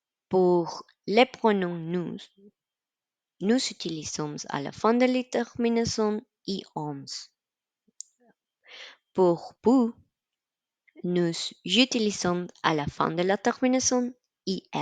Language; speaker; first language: French; non-native, learner; Spanish